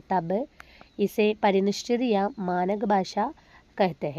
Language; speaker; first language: Hindi; non-native, local second language; Malayalam